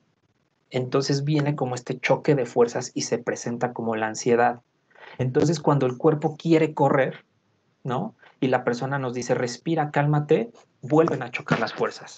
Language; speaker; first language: Spanish; native; Spanish